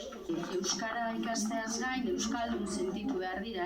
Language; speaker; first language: Basque; non-native, local second language; Spanish